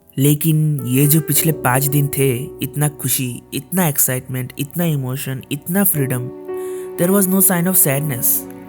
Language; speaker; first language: Hindi; non-native, local second language; Bangla